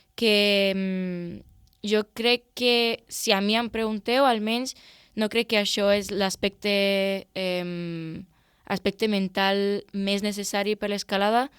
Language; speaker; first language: Catalan; non-native, local second language; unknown